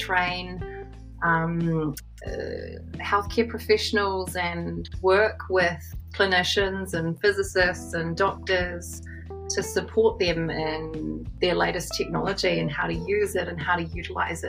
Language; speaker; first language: English; native; English